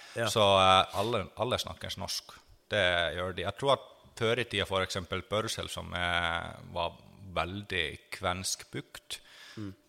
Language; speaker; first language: Norwegian; non-native, fluent; Finnish